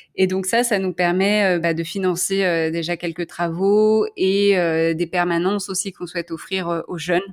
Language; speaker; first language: French; native; French